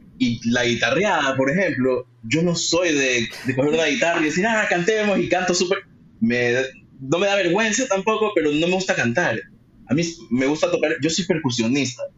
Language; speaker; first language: Spanish; early bilingual, heritage; Spanish